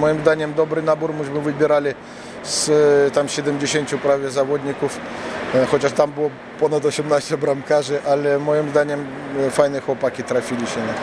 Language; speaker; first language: Polish; non-native, fluent; Russian